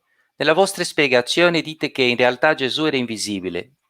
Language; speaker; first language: Italian; non-native, fluent; Portuguese